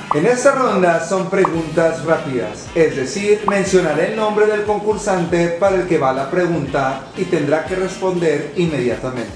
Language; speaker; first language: Spanish; native; Spanish